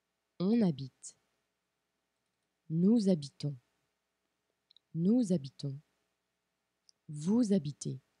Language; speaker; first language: French; non-native, fluent; Portuguese